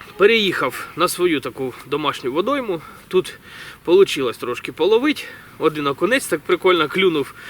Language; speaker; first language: Ukrainian; native; Ukrainian